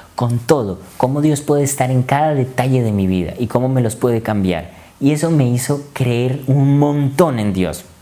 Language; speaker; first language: Spanish; native; Spanish